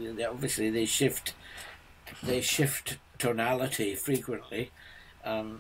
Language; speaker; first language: English; native; English